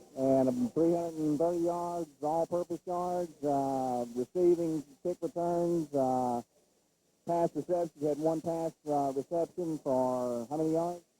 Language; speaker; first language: English; native; English